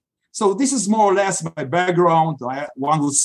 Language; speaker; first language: English; non-native, fluent; Yiddish